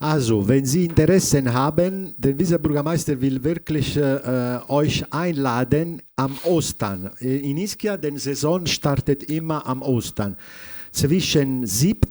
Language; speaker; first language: German; non-native, fluent; Italian